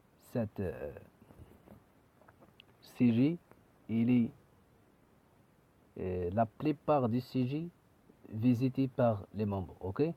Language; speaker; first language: French; non-native, learner; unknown